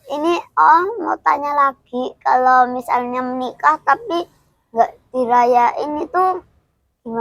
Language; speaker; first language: Indonesian; native; Indonesian